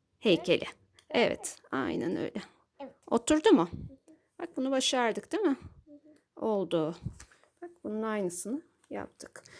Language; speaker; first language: Turkish; native; Turkish